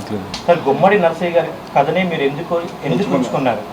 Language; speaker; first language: Telugu; native; Telugu